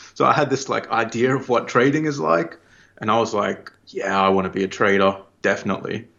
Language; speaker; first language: English; native; English